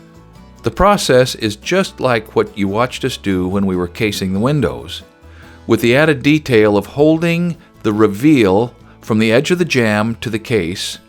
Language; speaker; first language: English; native; English